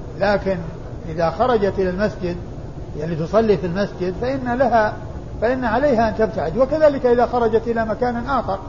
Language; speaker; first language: Arabic; native; Arabic